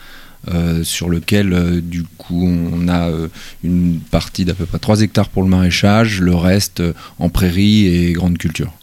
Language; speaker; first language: French; native; French